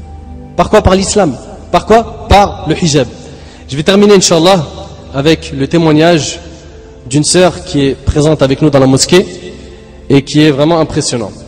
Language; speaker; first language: French; native; French